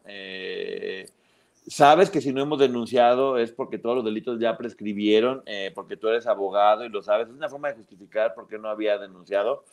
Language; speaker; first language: Spanish; native; Spanish